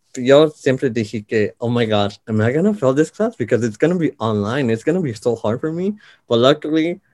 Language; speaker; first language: English; early bilingual, other home language; Spanish